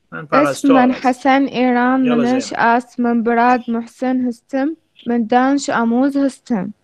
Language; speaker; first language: Persian; non-native, learner; Arabic